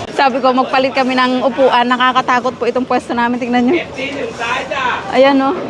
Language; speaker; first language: Filipino; non-native, local second language; Iloko